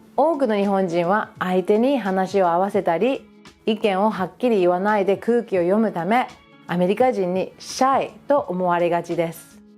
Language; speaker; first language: Japanese; native; Japanese